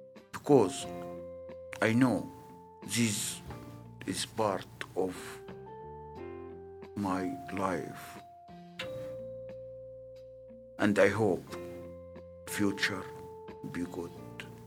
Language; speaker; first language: English; non-native, learner; Arabic